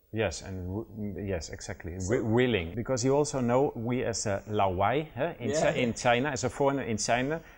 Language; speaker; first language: English; non-native, fluent; Dutch